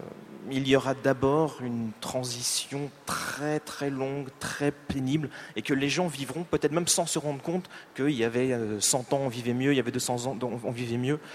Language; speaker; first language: French; native; French